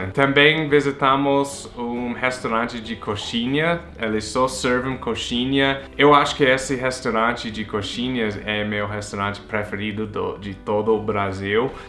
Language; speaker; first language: Portuguese; non-native, fluent; English